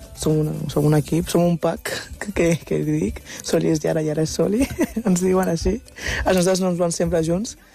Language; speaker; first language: Catalan; early bilingual, other home language; Wolof